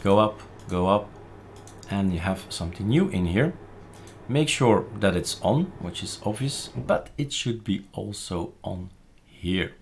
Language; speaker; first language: English; non-native, fluent; Dutch